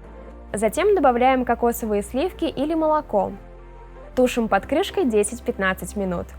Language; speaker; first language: Russian; native; Russian